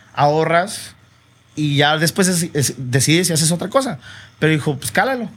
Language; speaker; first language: Spanish; early bilingual, other home language; English